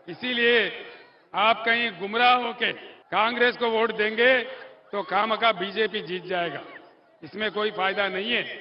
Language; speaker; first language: Hindi; non-native, local second language; Telugu